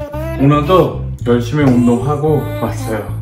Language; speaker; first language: Korean; non-native, learner; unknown